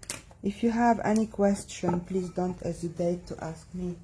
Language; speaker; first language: English; non-native, fluent; Arabic